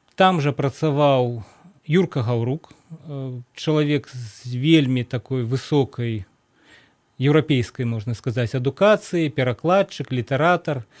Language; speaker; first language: Belarusian; native; Belarusian